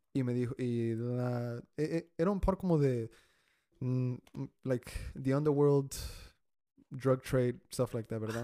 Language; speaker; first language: Spanish; early bilingual, heritage; Spanish